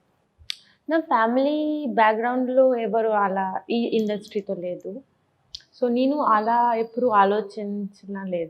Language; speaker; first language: Telugu; non-native, learner; Bangla